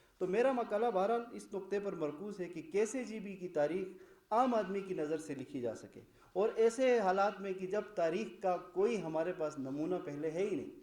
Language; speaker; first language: Urdu; non-native, local second language; Shina